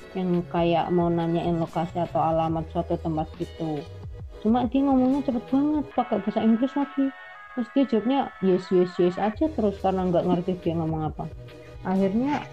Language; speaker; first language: Indonesian; native; Indonesian